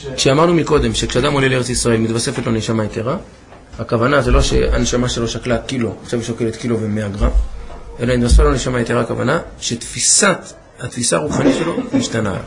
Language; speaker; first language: Hebrew; native; Hebrew